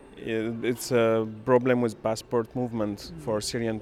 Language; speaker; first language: English; non-native, learner; Arabic